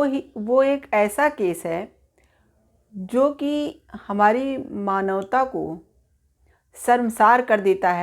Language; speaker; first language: Hindi; native; Hindi